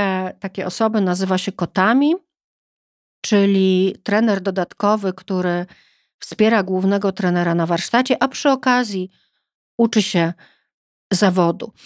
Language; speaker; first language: Polish; native; Polish